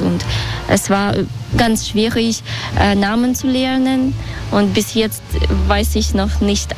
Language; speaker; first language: German; non-native, fluent; Russian